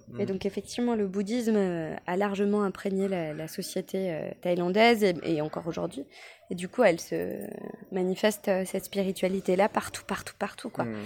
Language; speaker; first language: French; native; French